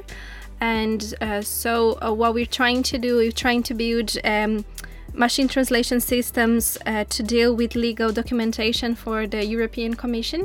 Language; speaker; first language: English; non-native, fluent; Portuguese